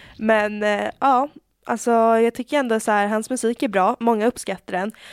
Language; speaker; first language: Swedish; native; Swedish